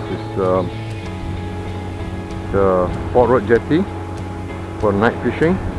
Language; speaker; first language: English; non-native, local second language; Chinese